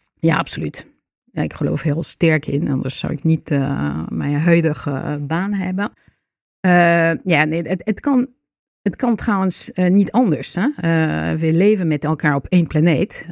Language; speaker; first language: Dutch; non-native, fluent; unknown